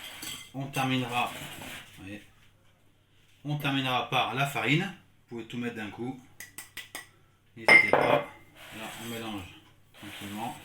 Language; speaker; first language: French; native; French